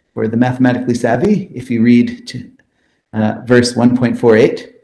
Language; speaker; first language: English; early bilingual, other home language; Hindi